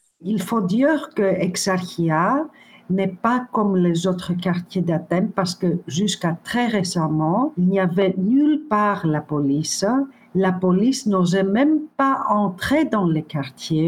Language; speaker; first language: French; non-native, fluent; Greek